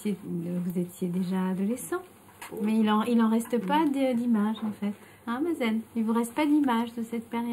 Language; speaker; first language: French; native; French